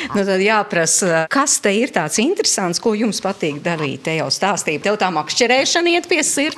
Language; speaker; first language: Latvian; native; Latvian